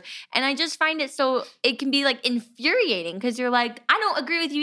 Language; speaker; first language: English; native; English